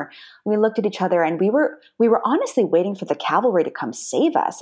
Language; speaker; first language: English; native; English